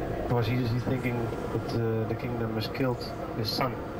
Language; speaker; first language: English; non-native, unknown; Dutch